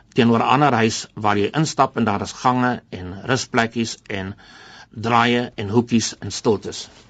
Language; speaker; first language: Afrikaans; non-native, local second language; English